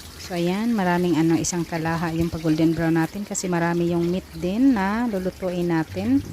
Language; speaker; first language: Filipino; non-native, local second language; Cebuano